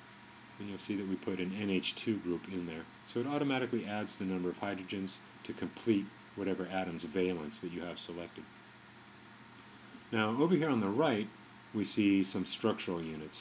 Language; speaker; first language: English; native; English